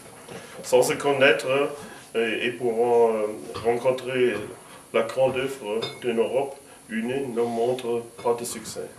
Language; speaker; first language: French; non-native, fluent; German